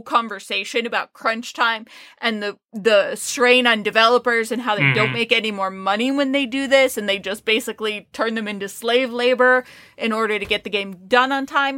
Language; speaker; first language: English; native; English